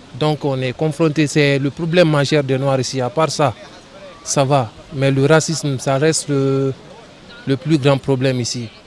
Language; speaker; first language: French; non-native, local second language; Fula